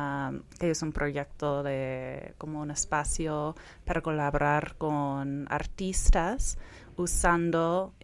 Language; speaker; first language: Spanish; non-native, fluent; English